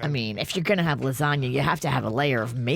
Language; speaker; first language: English; native; English